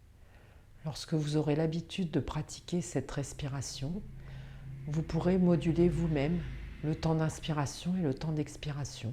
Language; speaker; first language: French; native; French